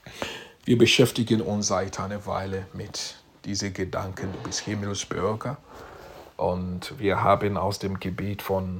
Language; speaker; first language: German; non-native, fluent; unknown